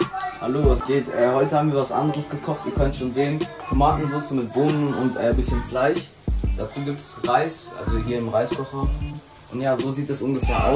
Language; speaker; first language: German; early bilingual, other home language; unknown